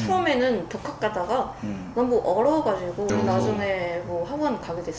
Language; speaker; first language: Korean; non-native, fluent; Vietnamese